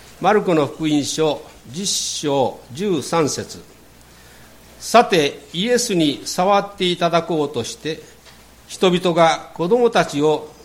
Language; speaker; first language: Japanese; native; Japanese